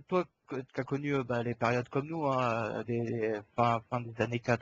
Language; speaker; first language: French; native; French